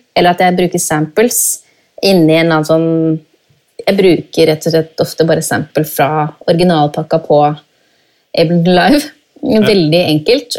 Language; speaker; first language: Norwegian; native; Norwegian